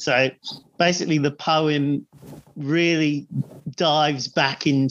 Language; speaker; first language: English; native; English